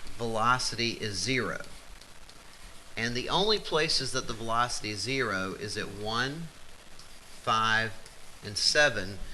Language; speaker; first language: English; native; English